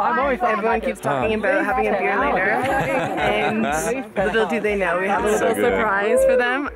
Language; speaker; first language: English; native; English